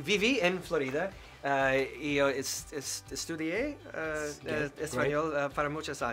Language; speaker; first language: Spanish; non-native, learner; English